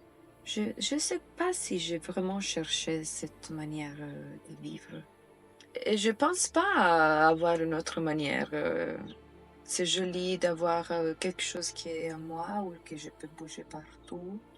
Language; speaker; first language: French; non-native, fluent; Italian